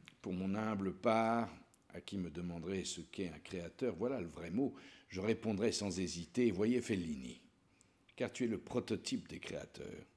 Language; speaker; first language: French; native; French